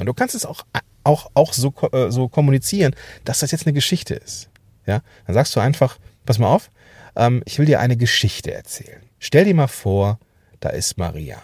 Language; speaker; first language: German; native; German